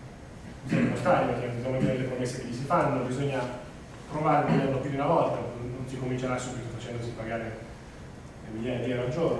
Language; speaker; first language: Italian; native; Italian